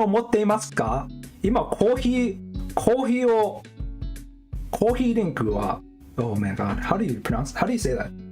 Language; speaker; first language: Japanese; non-native, learner; English